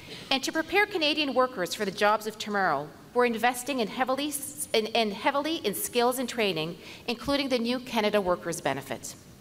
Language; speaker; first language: English; non-native, local second language; French